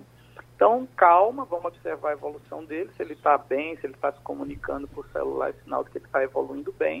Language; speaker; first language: Portuguese; native; Portuguese